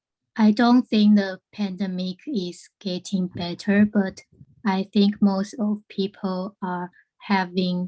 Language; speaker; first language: English; non-native, learner; Chinese